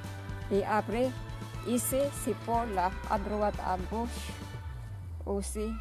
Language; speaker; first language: French; non-native, learner; Filipino